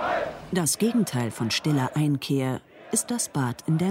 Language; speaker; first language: German; native; German